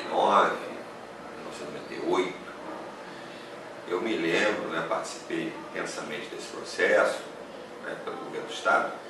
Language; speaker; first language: Portuguese; native; Portuguese